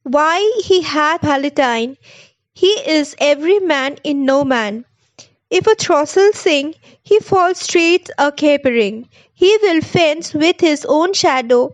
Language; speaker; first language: English; non-native, local second language; Bangla